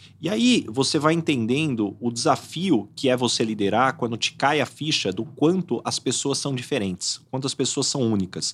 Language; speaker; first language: Portuguese; native; Portuguese